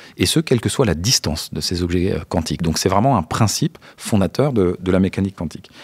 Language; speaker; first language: French; native; French